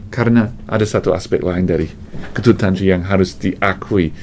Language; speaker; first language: Malay; non-native, fluent; English